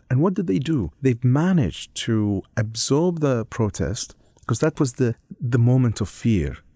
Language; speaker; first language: English; non-native, fluent; Arabic